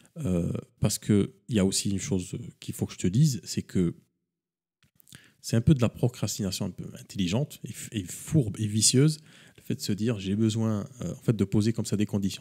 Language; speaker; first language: French; native; French